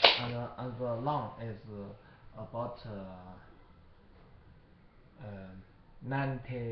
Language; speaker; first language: English; non-native, learner; Chinese